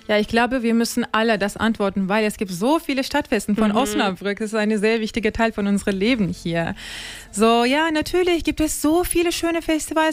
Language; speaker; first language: German; non-native, learner; Turkish